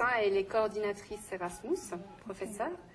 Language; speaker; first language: French; native; French